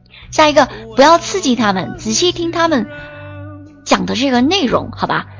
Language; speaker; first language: Chinese; native; Chinese